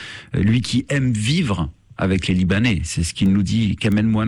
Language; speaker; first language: French; native; French